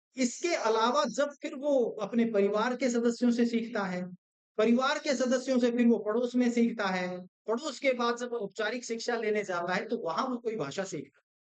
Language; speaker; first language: Hindi; non-native, local second language; Gujarati